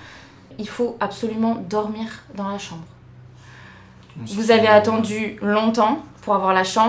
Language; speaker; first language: French; native; French